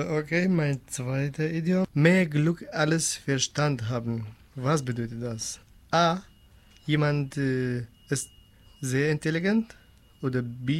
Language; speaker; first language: German; non-native, learner; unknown